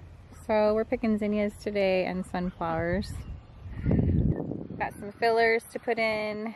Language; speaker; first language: English; native; English